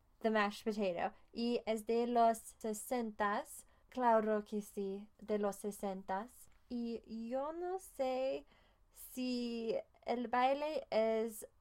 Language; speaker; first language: Spanish; non-native, fluent; English